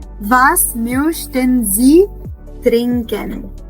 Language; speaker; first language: German; non-native, fluent; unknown